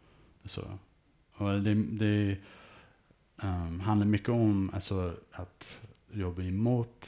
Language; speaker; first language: Swedish; early bilingual, heritage; English